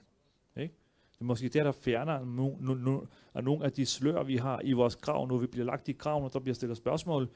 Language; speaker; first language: Danish; early bilingual, other home language; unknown